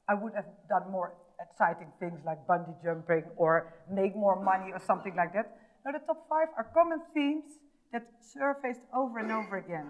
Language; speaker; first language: English; non-native, fluent; Dutch